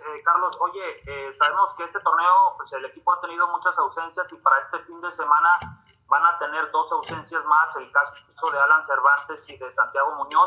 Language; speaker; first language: Spanish; native; Spanish